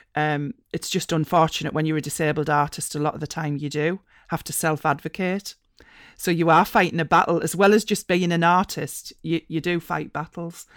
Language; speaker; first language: English; native; English